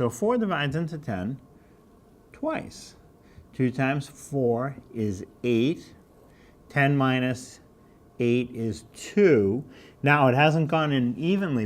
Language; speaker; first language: English; native; English